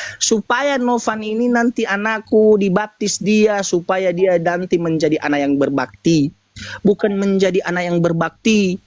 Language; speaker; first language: Indonesian; non-native, local second language; Nias